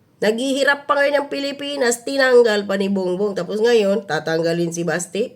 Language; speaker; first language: Filipino; non-native, local second language; Cebuano